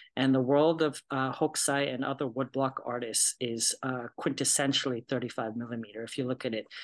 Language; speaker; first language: English; early bilingual, other home language; Japanese